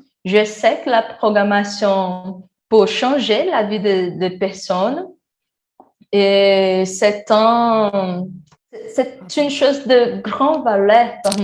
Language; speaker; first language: French; non-native, learner; Portuguese